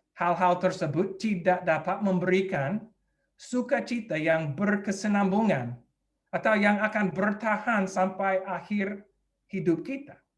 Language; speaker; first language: Indonesian; non-native, fluent; English